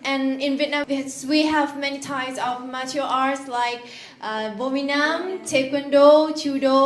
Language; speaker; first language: English; non-native, learner; Vietnamese